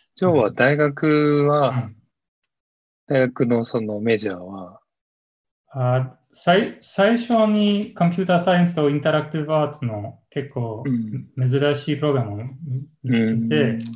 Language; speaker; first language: Japanese; non-native, learner; English